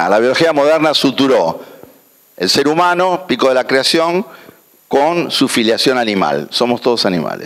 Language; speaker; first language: Spanish; native; Spanish